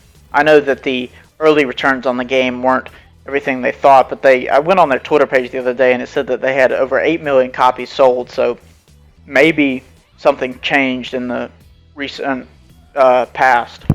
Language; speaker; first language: English; native; English